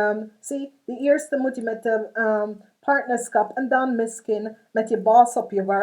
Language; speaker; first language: Dutch; non-native, fluent; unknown